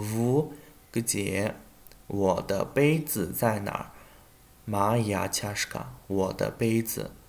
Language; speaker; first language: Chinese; non-native, fluent; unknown